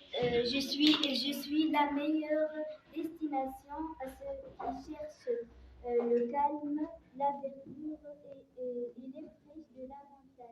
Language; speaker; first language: French; non-native, learner; Arabic